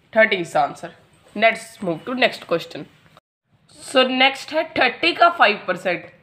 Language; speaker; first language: Hindi; non-native, local second language; Punjabi